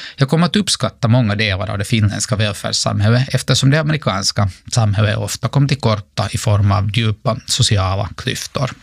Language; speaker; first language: Swedish; native; Swedish